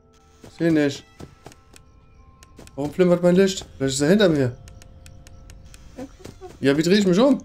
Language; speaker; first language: German; native; German